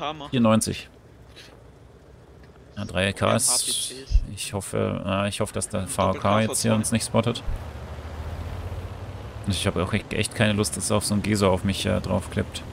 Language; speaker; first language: German; native; German